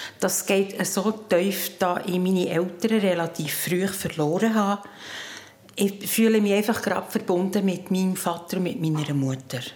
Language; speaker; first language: German; native; German